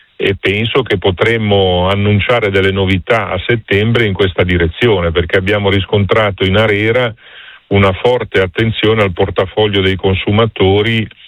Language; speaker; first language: Italian; native; Italian